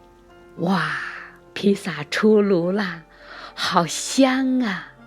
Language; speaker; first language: Chinese; native; Chinese